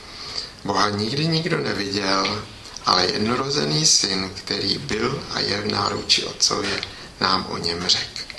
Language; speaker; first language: Czech; native; Czech